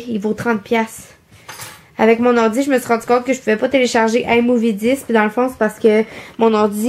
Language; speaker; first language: French; native; French